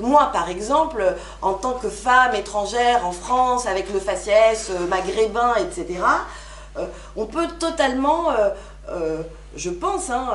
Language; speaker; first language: French; non-native, local second language; Arabic